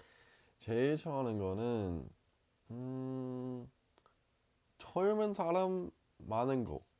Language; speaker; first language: Korean; non-native, learner; English